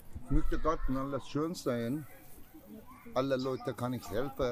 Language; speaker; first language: German; non-native, learner; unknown